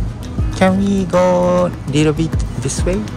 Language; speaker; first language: English; non-native, learner; Japanese